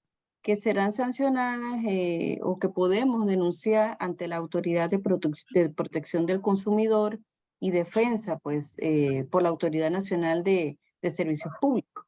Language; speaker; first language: Spanish; native; Spanish